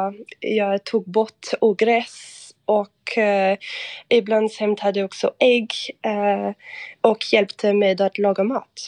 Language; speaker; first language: Swedish; non-native, fluent; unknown